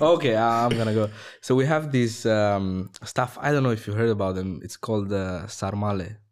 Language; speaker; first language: English; non-native, fluent; Romanian